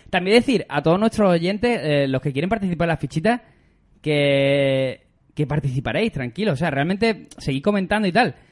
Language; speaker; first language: Spanish; native; Spanish